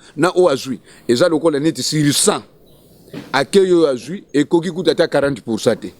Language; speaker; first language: Lingala; non-native, local second language; Kongo